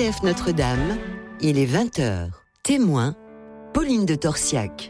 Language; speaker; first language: French; native; French